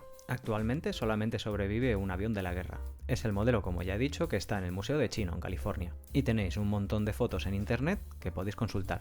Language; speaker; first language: Spanish; native; Spanish